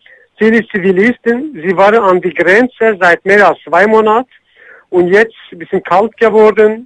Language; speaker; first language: German; non-native, learner; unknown